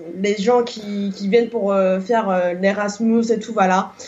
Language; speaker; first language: French; non-native, fluent; Korean